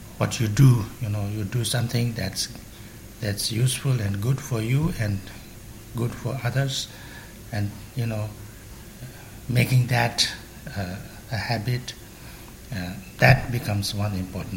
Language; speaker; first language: English; non-native, fluent; Chinese